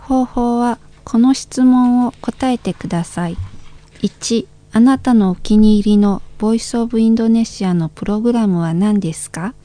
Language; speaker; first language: Japanese; non-native, fluent; Indonesian